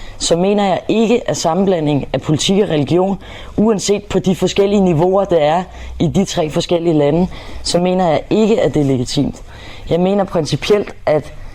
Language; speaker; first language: Danish; native; Danish